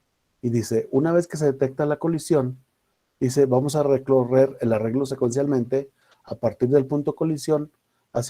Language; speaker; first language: Spanish; native; Spanish